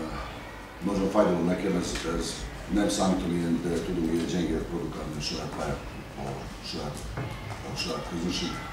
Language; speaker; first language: Hungarian; non-native, learner; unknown